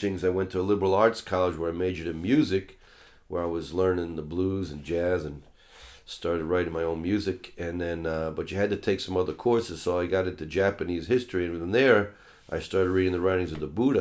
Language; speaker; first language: English; native; English